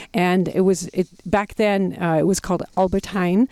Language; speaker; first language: English; non-native, fluent; Dutch